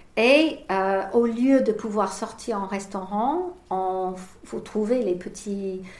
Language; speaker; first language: French; non-native, fluent; English